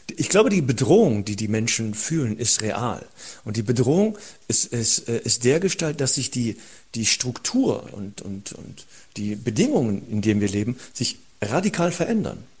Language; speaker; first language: German; early bilingual, other home language; Turkish